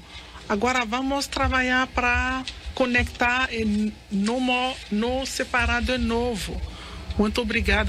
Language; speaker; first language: Portuguese; non-native, learner; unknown